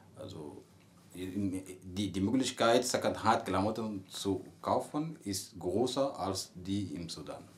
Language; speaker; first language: German; non-native, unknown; Arabic